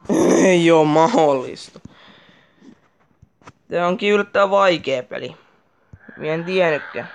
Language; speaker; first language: Finnish; native; Finnish